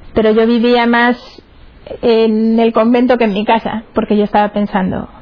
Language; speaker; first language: Spanish; native; Spanish